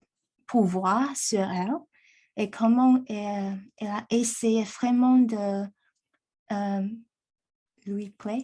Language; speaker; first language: French; non-native, learner; Chinese